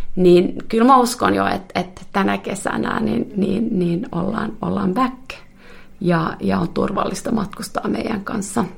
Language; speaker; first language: Finnish; non-native, local second language; Swedish